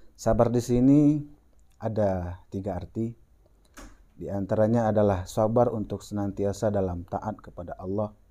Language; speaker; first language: Indonesian; non-native, local second language; Achinese